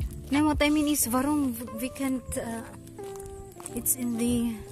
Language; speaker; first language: English; non-native, local second language; Cebuano